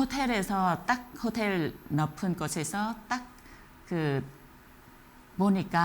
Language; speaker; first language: Korean; non-native, fluent; Vietnamese